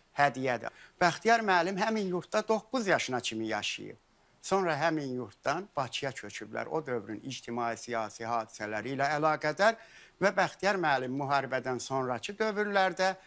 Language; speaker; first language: Azerbaijani; native; Azerbaijani